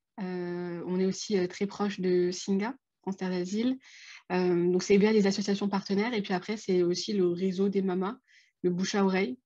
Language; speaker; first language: French; native; French